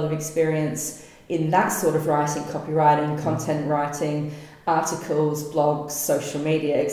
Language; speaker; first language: English; native; English